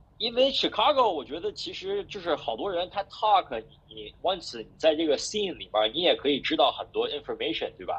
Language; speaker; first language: Chinese; early bilingual, heritage; Chinese